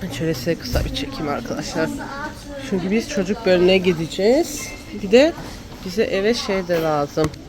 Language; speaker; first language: Turkish; early bilingual, heritage; Turkish